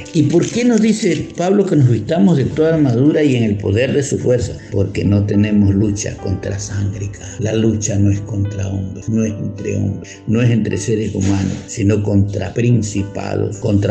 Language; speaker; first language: Spanish; native; Spanish